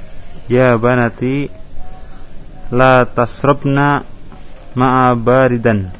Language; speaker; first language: Arabic; non-native, learner; Indonesian